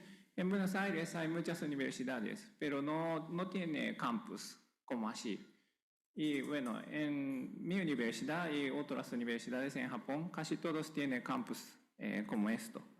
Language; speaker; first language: Spanish; non-native, fluent; Japanese